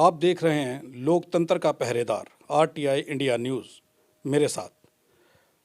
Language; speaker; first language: Hindi; non-native, local second language; Punjabi